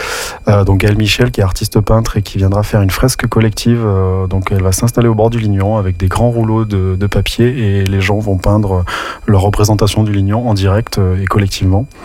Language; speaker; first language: French; native; French